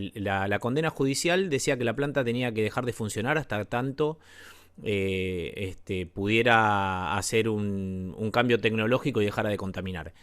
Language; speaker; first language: Spanish; native; Spanish